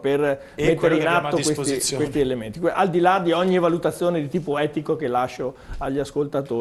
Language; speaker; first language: Italian; native; Italian